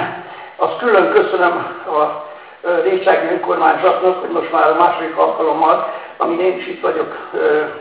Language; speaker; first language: Hungarian; native; Hungarian